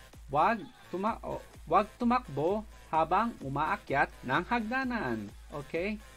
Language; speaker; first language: Filipino; native; Filipino